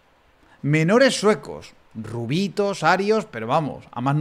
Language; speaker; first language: Spanish; native; Spanish